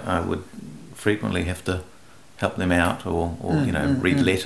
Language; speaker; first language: English; non-native, local second language; Greek